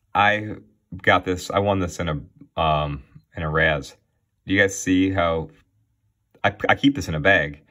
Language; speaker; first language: English; native; English